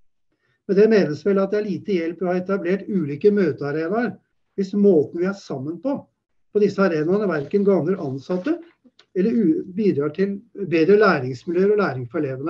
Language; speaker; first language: Norwegian; native; Norwegian